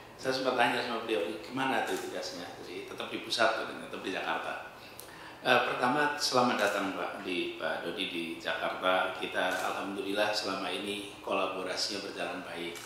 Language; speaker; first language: Indonesian; native; Indonesian